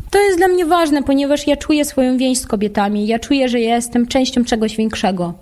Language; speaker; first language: Polish; non-native, fluent; Russian